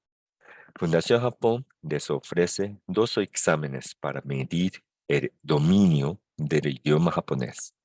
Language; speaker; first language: Spanish; non-native, fluent; Japanese